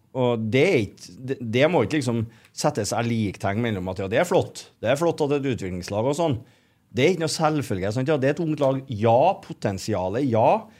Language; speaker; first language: Norwegian; native; Norwegian